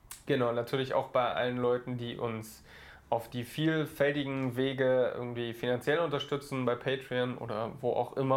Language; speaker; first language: German; native; German